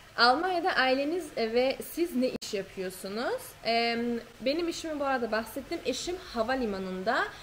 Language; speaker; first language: Turkish; early bilingual, heritage; Turkish